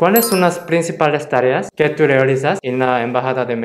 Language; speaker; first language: Spanish; non-native, fluent; Korean